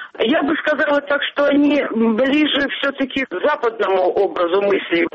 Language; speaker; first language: Russian; non-native, local second language; Ossetic